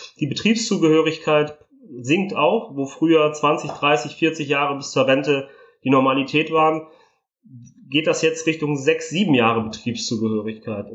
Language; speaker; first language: German; early bilingual, other home language; Italian